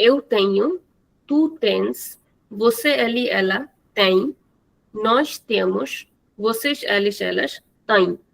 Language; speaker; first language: Portuguese; non-native, fluent; Hindi